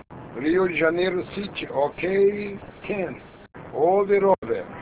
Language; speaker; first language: English; non-native, learner; Portuguese